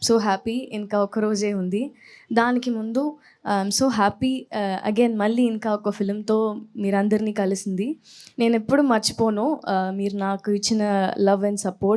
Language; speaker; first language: Telugu; non-native, fluent; Tamil